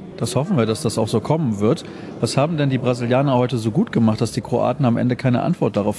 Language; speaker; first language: German; native; German